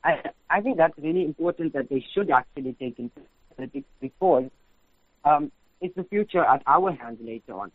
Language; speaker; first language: English; native; English